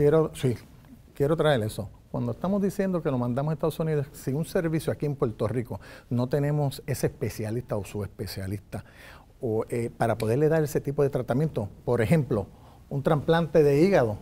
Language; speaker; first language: Spanish; native; Spanish